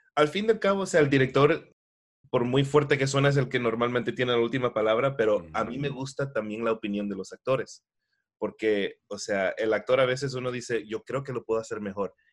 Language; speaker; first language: Spanish; early bilingual, heritage; Spanish